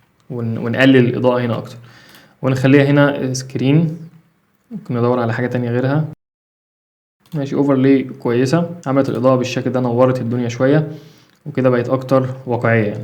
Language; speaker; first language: Arabic; native; Arabic